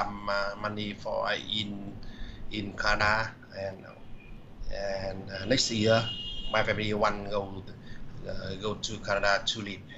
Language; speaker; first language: English; non-native, learner; Vietnamese